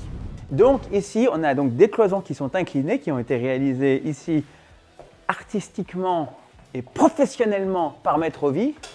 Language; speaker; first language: French; native; French